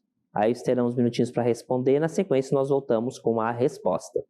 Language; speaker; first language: Portuguese; native; Portuguese